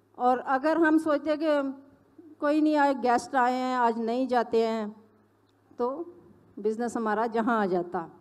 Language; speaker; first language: Hindi; non-native, local second language; Punjabi